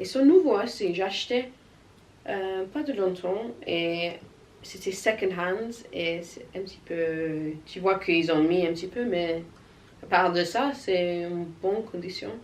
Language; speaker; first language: French; non-native, learner; English